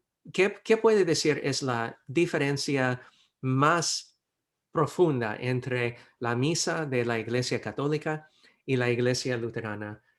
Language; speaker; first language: Spanish; non-native, fluent; English